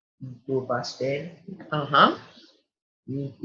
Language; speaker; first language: Spanish; non-native, learner; English